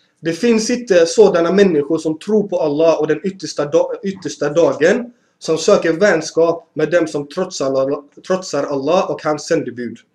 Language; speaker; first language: Swedish; early bilingual, other home language; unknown